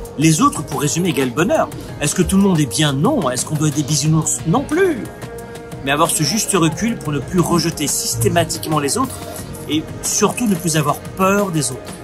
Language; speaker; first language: French; native; French